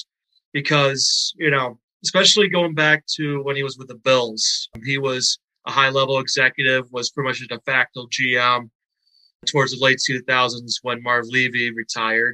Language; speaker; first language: English; native; English